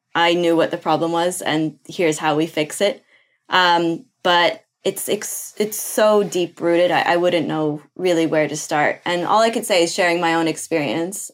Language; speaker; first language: English; non-native, fluent; Portuguese